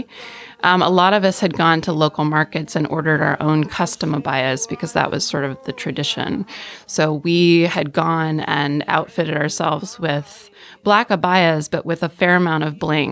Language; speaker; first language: English; native; English